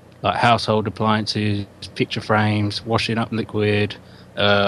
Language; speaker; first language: English; native; English